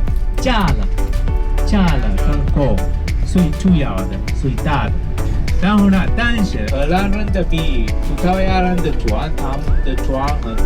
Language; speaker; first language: Chinese; non-native, learner; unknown